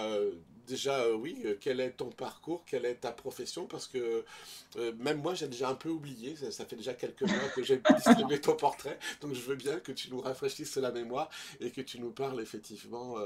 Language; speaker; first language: French; native; French